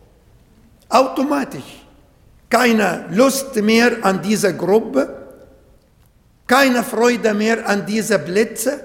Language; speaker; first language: German; non-native, learner; Arabic